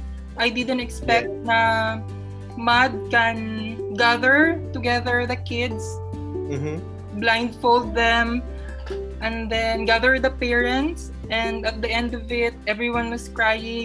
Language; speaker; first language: English; non-native, local second language; Cebuano